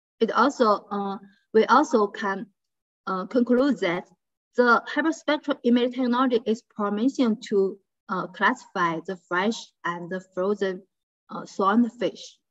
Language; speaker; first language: English; non-native, fluent; Chinese